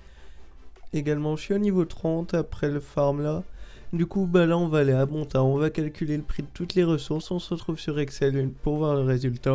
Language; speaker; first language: French; native; French